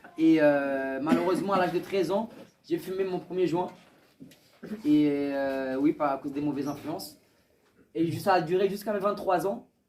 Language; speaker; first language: French; early bilingual, other home language; Portuguese